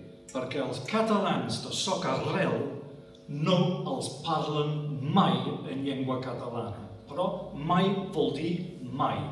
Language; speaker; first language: Catalan; non-native, fluent; English